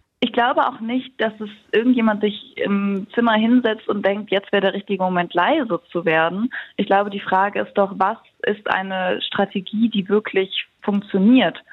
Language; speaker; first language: German; native; German